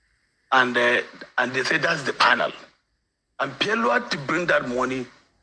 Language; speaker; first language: English; non-native, local second language; Hausa